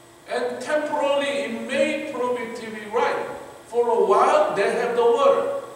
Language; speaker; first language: English; non-native, fluent; Korean